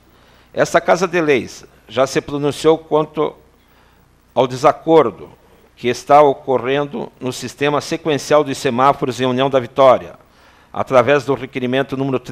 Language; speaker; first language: Portuguese; native; Portuguese